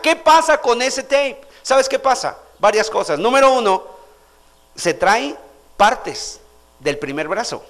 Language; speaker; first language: Spanish; native; Spanish